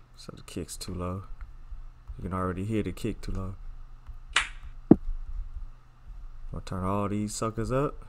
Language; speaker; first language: English; native; English